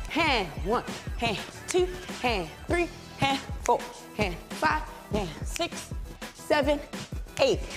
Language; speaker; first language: English; native; English